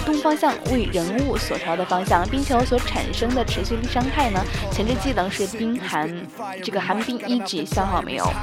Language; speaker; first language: Chinese; native; Chinese